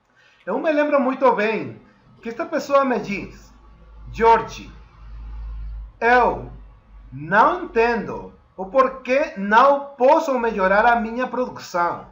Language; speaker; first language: Portuguese; non-native, fluent; Spanish